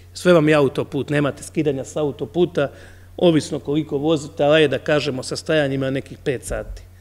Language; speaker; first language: Serbian; native; Serbian